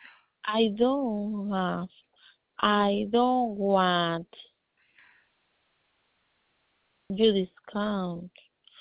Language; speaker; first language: English; non-native, learner; Spanish